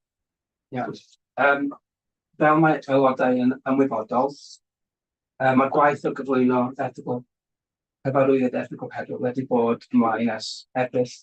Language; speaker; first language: Welsh; native; Welsh